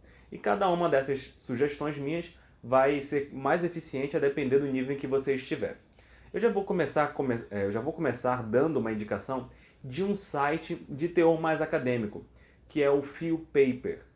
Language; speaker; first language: Portuguese; native; Portuguese